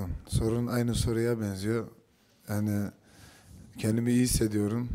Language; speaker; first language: Turkish; early bilingual, heritage; Turkish